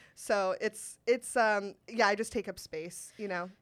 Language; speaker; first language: English; native; English